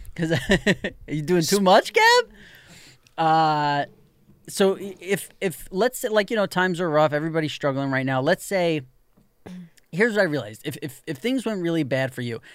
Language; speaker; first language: English; native; English